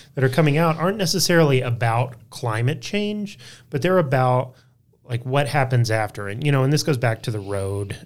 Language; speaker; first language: English; native; English